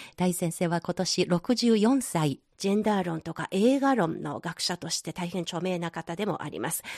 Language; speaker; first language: Japanese; non-native, fluent; Chinese